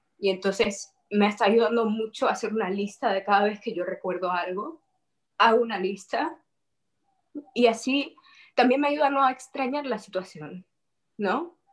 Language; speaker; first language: Spanish; native; Spanish